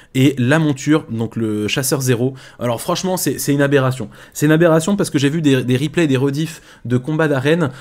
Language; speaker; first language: French; native; French